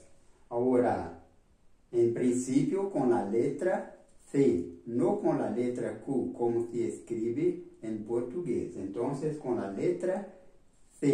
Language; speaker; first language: Spanish; non-native, fluent; Portuguese